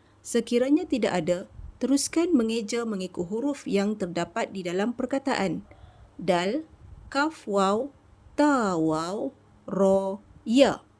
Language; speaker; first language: Malay; native; Malay